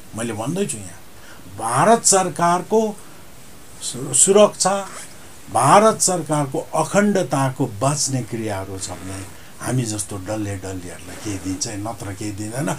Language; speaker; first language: Nepali; native; Nepali